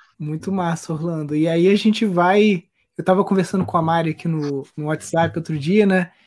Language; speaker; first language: Portuguese; native; Portuguese